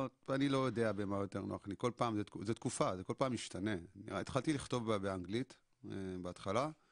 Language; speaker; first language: Hebrew; early bilingual, other home language; Amharic